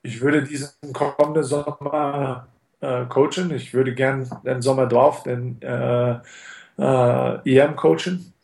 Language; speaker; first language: German; non-native, fluent; English